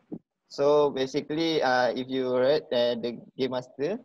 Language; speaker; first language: English; non-native, local second language; Malay